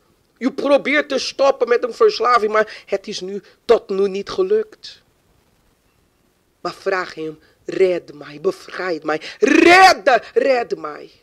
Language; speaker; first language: Dutch; non-native, fluent; Portuguese